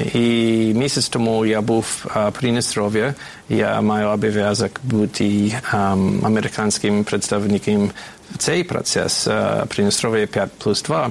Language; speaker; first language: Ukrainian; non-native, fluent; English